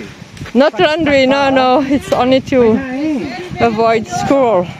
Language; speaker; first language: English; non-native, learner; French